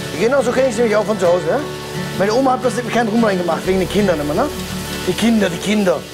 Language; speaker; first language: German; native; German